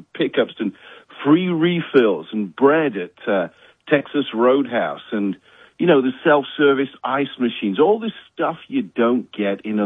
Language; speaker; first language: English; native; English